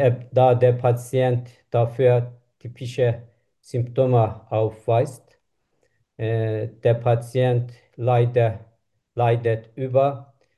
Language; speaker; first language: German; non-native, learner; Turkish